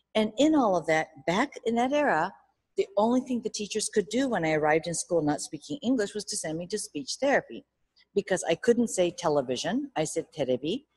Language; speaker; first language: English; early bilingual, other home language; Japanese